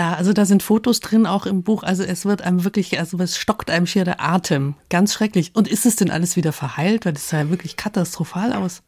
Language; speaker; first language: German; native; German